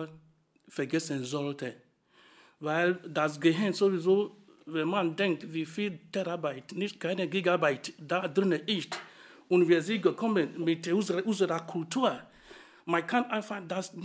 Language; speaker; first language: German; non-native, fluent; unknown